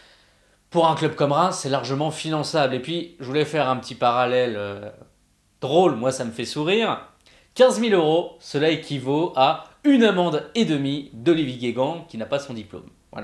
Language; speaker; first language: French; native; French